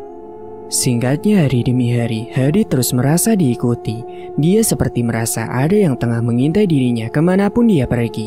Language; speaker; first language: Indonesian; native; Indonesian